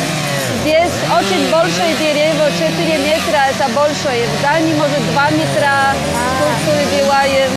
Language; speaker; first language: Russian; non-native, learner; Danish